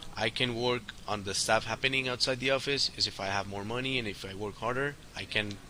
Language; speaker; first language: English; non-native, fluent; Spanish